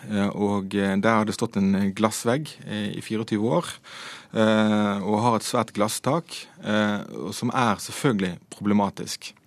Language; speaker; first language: Norwegian; native; Norwegian